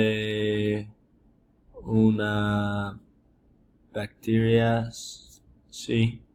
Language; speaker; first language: Spanish; non-native, learner; English